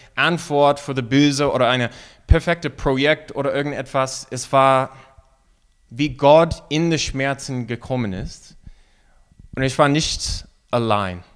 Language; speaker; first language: German; non-native, fluent; English